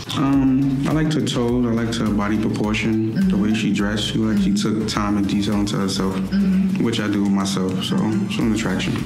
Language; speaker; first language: English; native; English